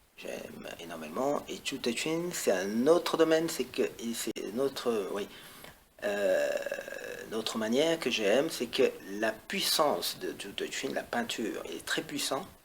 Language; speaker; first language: French; non-native, fluent; Chinese